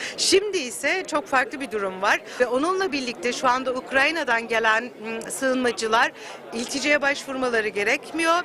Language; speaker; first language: Turkish; early bilingual, other home language; Kurdish